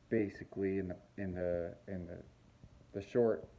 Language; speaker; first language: English; native; English